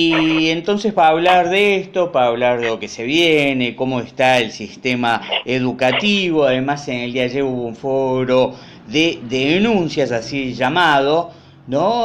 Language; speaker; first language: Spanish; native; Spanish